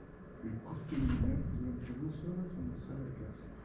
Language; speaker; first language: Spanish; native; Spanish